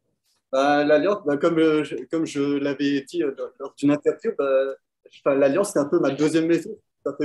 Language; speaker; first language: French; non-native, fluent; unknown